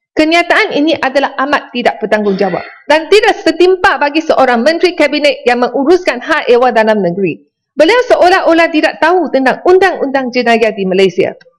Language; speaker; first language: Malay; non-native, local second language; Chinese